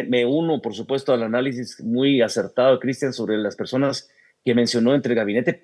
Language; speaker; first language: Spanish; native; Spanish